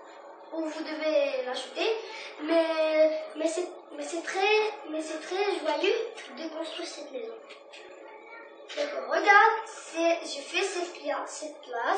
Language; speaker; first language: French; non-native, learner; Arabic